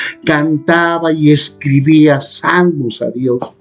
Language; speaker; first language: Spanish; native; Spanish